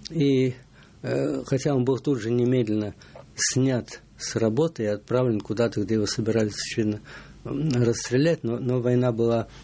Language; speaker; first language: Russian; native; Russian